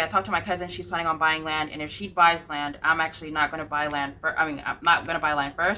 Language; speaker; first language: English; native; English